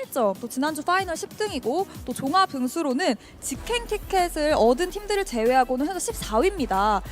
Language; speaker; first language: Korean; native; Korean